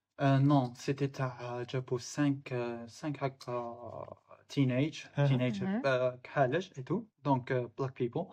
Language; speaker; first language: French; non-native, local second language; Arabic